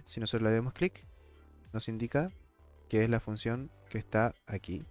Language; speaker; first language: Spanish; native; Spanish